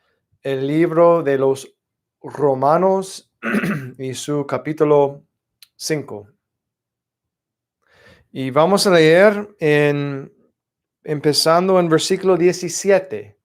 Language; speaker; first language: Spanish; non-native, fluent; English